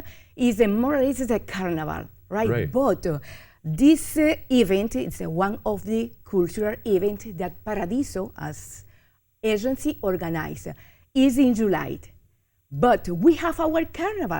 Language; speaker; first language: English; non-native, learner; Spanish